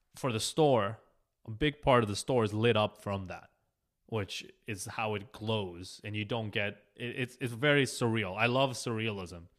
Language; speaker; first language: English; early bilingual, other home language; Hebrew